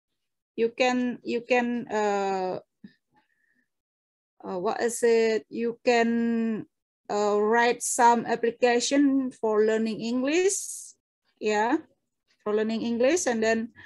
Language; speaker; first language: English; non-native, fluent; Indonesian